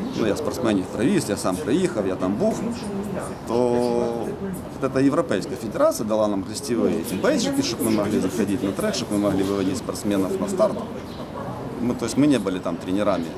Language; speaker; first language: Ukrainian; native; Ukrainian